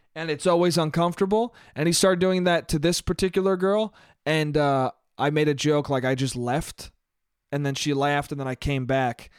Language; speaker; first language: English; native; English